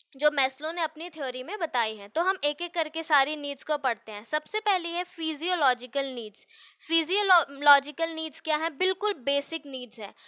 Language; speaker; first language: Hindi; native; Hindi